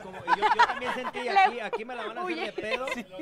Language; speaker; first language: Spanish; native; Spanish